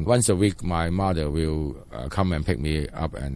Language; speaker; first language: English; non-native, local second language; Cantonese